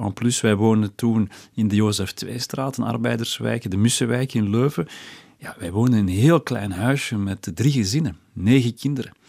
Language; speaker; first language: Dutch; early bilingual, other home language; Berber languages